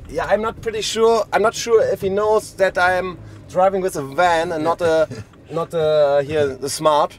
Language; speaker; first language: English; non-native, fluent; German